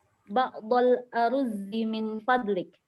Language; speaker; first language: Arabic; non-native, learner; Indonesian